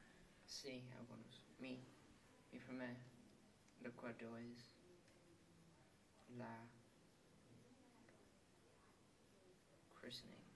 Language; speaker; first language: Spanish; non-native, learner; English